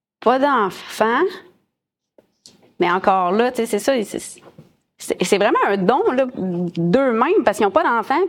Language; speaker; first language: French; native; French